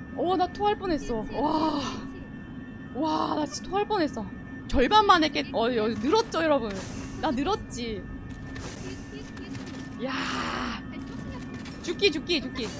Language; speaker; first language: Korean; native; Korean